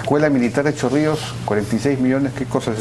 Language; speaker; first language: Spanish; native; Spanish